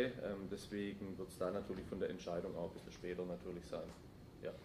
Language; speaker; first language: German; native; German